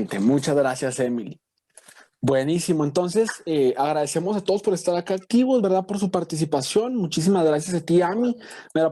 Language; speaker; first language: Spanish; native; Spanish